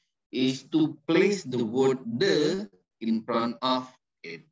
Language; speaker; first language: English; non-native, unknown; Indonesian